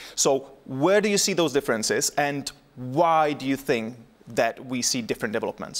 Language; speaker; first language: English; non-native, fluent; Czech